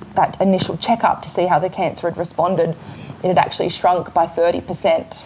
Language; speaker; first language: English; native; English